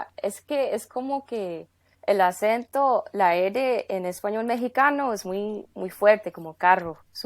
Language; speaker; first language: Spanish; non-native, fluent; English